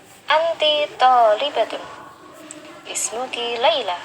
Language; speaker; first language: Arabic; non-native, learner; Indonesian